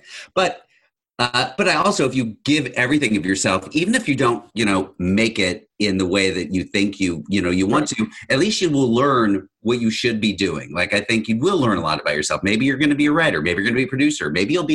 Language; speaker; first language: English; native; English